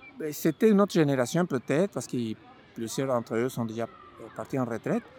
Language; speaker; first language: French; non-native, fluent; Spanish